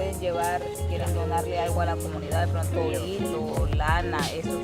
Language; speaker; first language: Spanish; native; Spanish